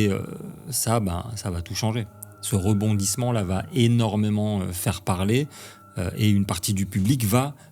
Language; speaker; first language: French; native; French